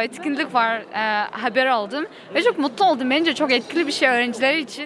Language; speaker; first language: Turkish; non-native, learner; Mongolian